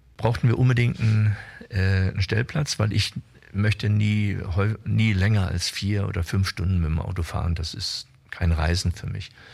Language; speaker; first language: German; native; German